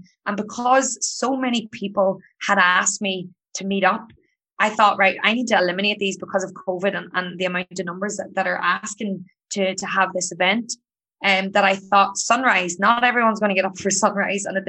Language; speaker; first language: English; native; English